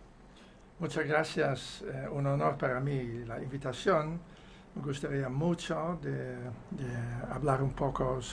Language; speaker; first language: Spanish; non-native, fluent; Dutch